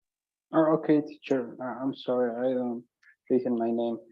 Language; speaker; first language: English; non-native, learner; Spanish